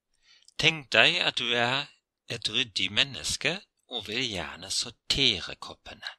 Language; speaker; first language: Norwegian; non-native, fluent; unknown